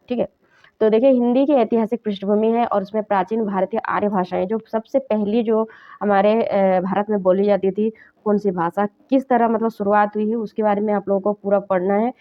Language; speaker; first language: Hindi; native; Hindi